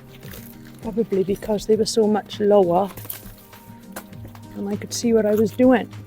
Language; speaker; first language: English; native; English